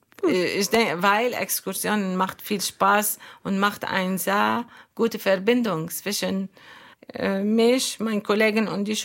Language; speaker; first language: German; non-native, learner; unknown